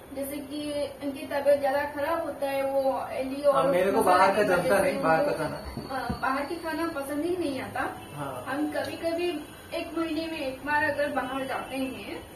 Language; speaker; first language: Hindi; non-native, local second language; Odia